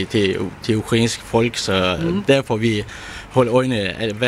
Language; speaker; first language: Danish; non-native, learner; Ukrainian